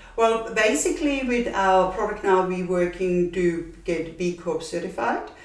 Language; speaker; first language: English; non-native, fluent; German